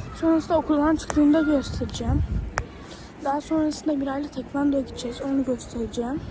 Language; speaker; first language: Turkish; early bilingual, heritage; Turkish